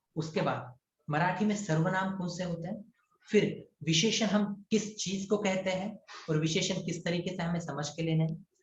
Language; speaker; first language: Hindi; non-native, local second language; Marathi